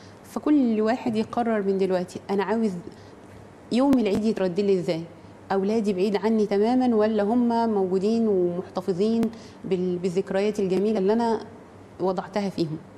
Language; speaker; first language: Arabic; native; Arabic